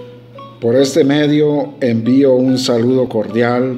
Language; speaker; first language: Spanish; native; Spanish